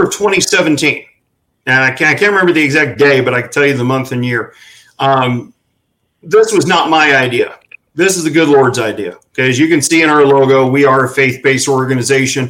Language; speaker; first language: English; native; English